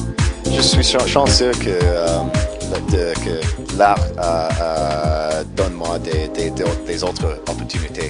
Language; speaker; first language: French; non-native, learner; English